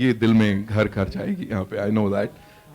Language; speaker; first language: Hindi; native; Hindi